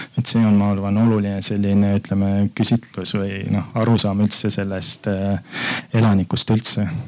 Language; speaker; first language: Estonian; native; Estonian